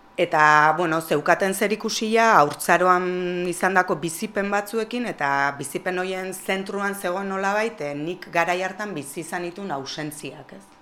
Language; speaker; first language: Basque; native; Basque